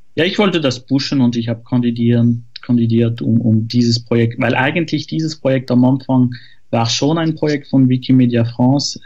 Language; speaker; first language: German; non-native, fluent; French